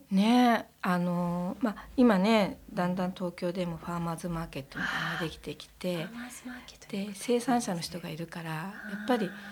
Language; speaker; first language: Japanese; native; Japanese